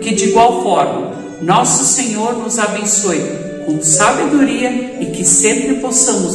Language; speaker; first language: Portuguese; native; Portuguese